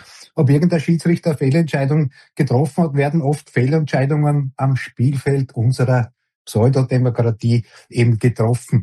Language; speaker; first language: German; native; German